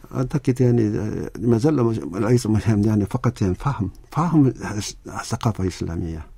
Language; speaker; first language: Arabic; non-native, learner; Korean